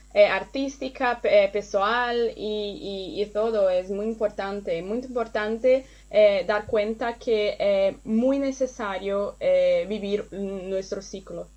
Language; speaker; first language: Spanish; non-native, learner; Portuguese